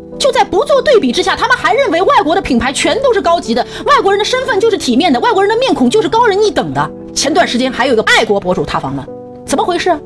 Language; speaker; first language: Chinese; native; Chinese